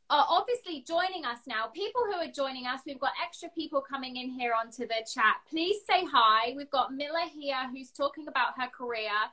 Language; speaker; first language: English; native; English